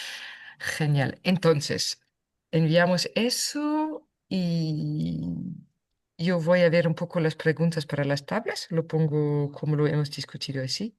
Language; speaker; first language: Spanish; non-native, fluent; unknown